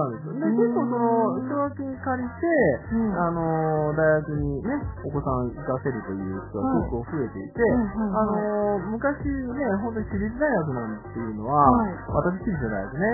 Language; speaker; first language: Japanese; native; Japanese